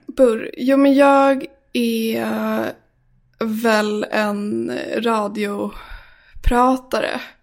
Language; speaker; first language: Swedish; native; Swedish